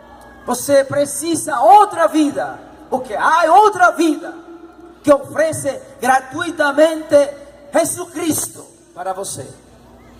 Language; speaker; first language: Portuguese; non-native, learner; Spanish